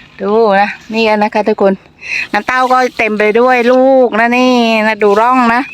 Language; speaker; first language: Thai; non-native, local second language; Northeastern Thai